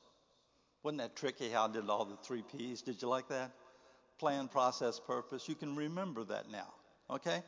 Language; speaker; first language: English; native; English